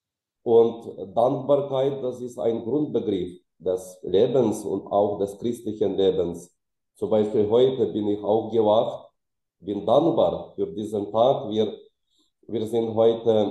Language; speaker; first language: German; non-native, fluent; Ukrainian